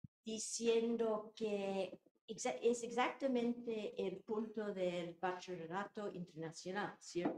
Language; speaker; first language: Spanish; non-native, fluent; English